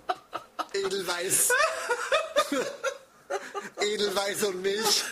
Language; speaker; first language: German; non-native, fluent; English